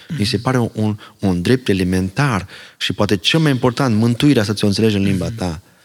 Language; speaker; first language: Romanian; non-native, local second language; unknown